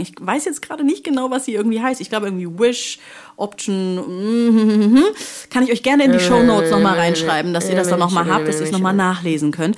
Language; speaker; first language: German; native; German